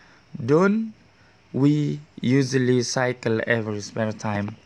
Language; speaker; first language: English; non-native, learner; Indonesian